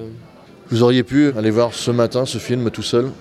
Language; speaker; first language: French; native; French